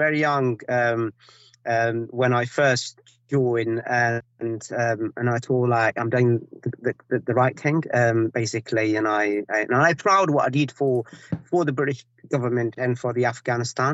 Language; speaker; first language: English; non-native, fluent; Persian